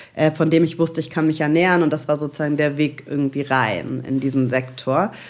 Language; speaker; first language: German; native; German